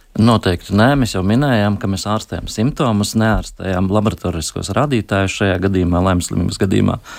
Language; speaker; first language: Latvian; native; Latvian